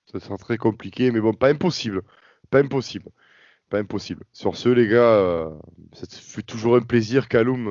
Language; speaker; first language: French; native; French